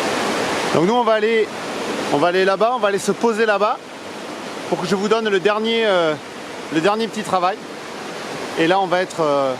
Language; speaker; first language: French; native; French